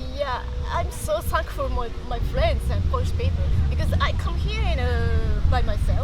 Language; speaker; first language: English; non-native, fluent; Japanese